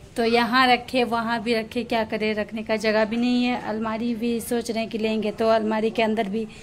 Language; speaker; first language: Hindi; non-native, local second language; Gujarati